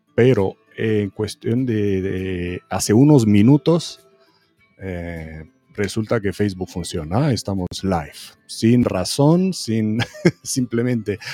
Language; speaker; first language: Spanish; non-native, fluent; Romanian